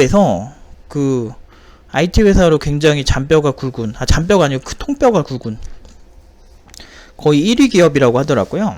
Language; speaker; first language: Korean; native; Korean